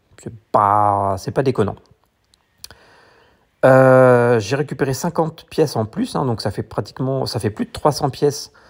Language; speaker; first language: French; native; French